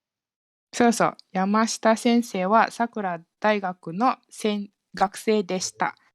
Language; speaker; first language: Japanese; non-native, fluent; Malay